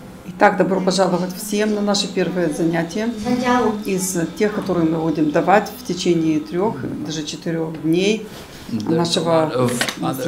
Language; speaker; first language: Russian; native; Russian